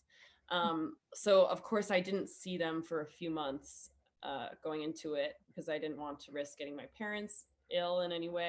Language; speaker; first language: English; native; English